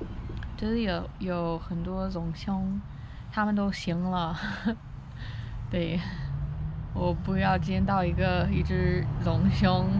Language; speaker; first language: Chinese; non-native, fluent; English